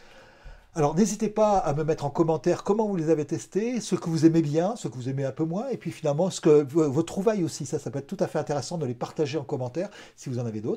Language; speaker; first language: French; native; French